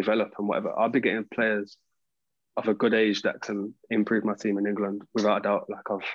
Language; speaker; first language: English; native; English